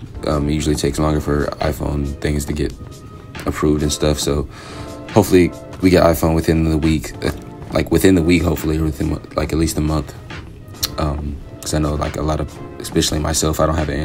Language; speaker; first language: English; native; English